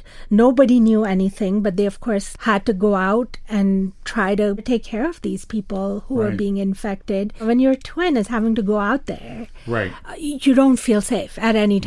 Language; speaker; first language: English; non-native, local second language; Urdu